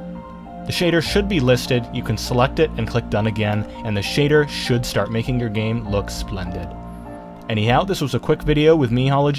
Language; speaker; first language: English; native; English